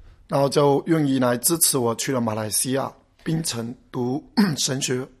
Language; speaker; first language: Chinese; native; Chinese